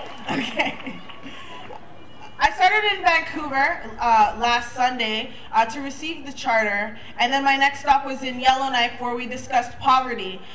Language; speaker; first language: English; native; English